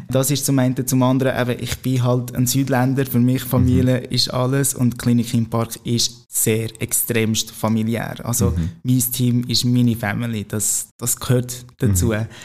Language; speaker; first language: German; non-native, fluent; Portuguese